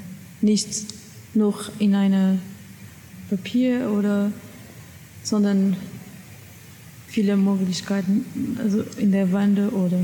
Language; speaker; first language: German; non-native, learner; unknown